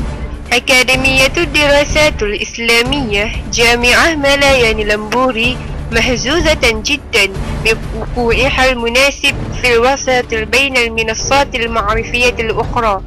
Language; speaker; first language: Arabic; non-native, learner; Malay